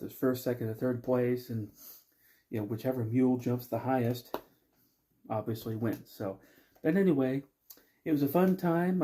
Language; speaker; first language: English; native; English